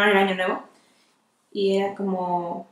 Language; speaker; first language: Spanish; native; Spanish